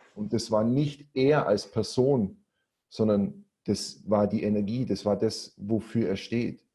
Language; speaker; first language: German; native; German